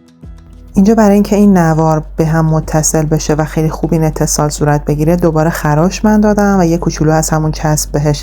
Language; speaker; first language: Persian; native; Persian